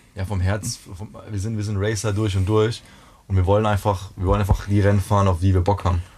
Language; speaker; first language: German; native; German